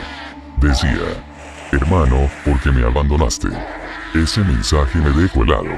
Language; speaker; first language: Spanish; native; Spanish